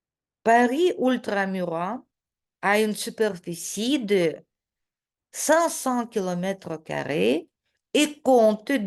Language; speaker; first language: French; non-native, fluent; Russian